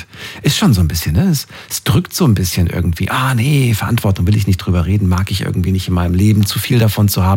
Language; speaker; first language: German; native; German